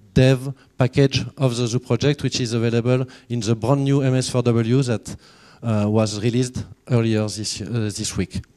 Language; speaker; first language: English; non-native, fluent; French